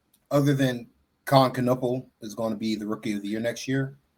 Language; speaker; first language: English; native; English